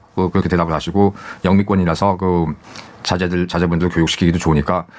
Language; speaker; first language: Korean; native; Korean